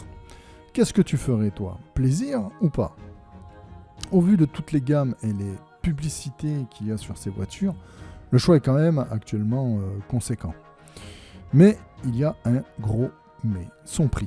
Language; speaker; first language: French; native; French